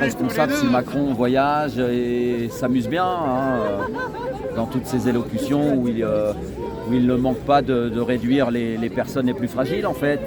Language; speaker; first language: French; native; French